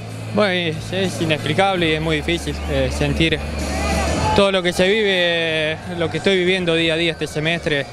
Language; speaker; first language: Spanish; native; Spanish